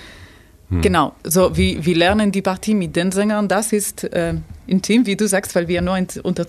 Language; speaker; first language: German; non-native, fluent; Spanish